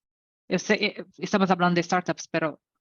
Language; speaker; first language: Spanish; non-native, learner; Portuguese